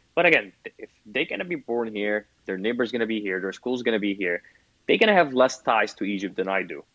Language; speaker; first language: English; non-native, fluent; Arabic